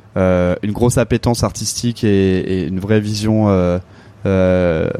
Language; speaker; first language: French; native; French